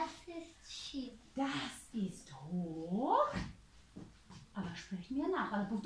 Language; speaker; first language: German; non-native, fluent; Ukrainian